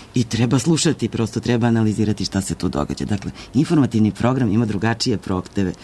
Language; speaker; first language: Serbian; native; Serbian